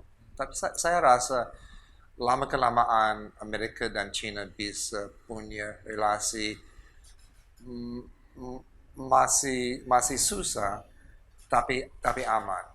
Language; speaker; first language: Indonesian; non-native, fluent; English